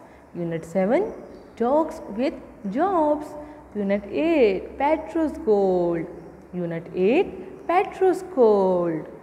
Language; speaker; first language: English; non-native, local second language; Urdu